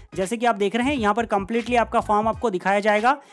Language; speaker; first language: Hindi; native; Hindi